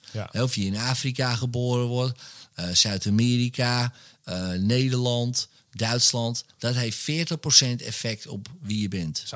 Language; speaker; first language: Dutch; native; Dutch